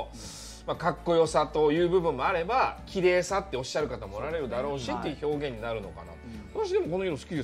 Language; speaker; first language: Japanese; native; Japanese